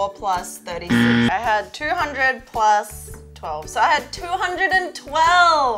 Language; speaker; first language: English; native; English